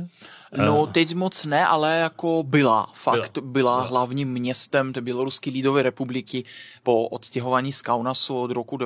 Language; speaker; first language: Czech; non-native, fluent; Belarusian